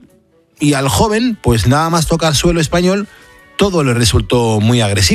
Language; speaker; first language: Spanish; native; Spanish